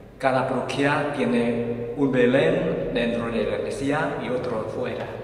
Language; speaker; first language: Spanish; non-native, fluent; Vietnamese